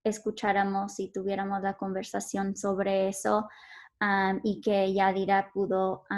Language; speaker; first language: Spanish; early bilingual, heritage; Spanish